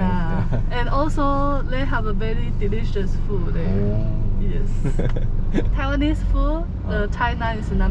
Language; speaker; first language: English; non-native, learner; Chinese